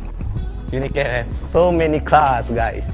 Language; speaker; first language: English; non-native, learner; Indonesian